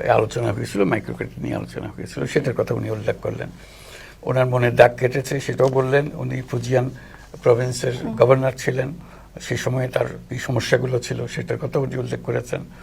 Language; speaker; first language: Bangla; native; Bangla